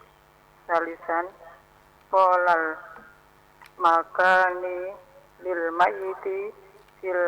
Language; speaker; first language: Arabic; non-native, fluent; Indonesian